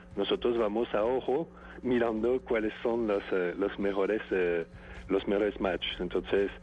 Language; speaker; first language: Spanish; non-native, fluent; French